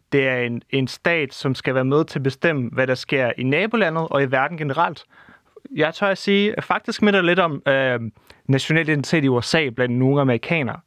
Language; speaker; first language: Danish; non-native, fluent; Russian